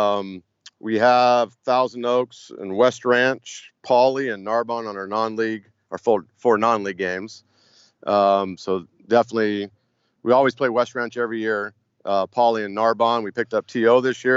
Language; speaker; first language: English; native; English